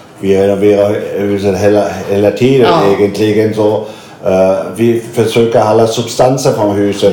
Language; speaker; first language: Swedish; non-native, learner; German